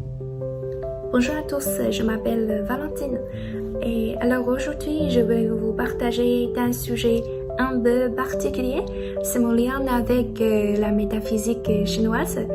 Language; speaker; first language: French; non-native, learner; Chinese